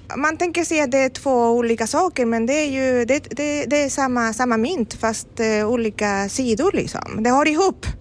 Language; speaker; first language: Swedish; non-native, fluent; Spanish